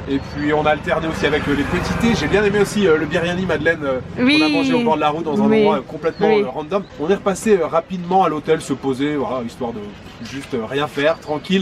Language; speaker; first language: French; native; French